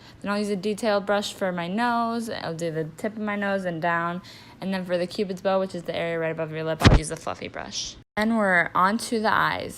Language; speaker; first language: English; native; English